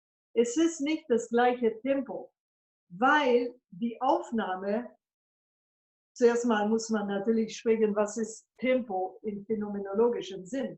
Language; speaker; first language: German; non-native, fluent; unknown